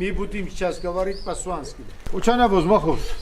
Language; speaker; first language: Russian; non-native, local second language; Svan